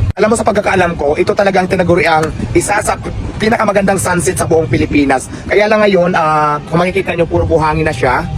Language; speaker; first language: Filipino; native; Filipino